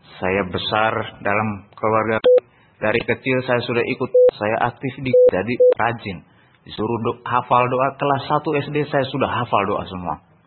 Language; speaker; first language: Indonesian; non-native, local second language; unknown